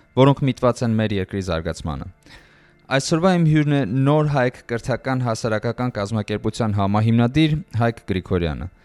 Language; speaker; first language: Armenian; native; Armenian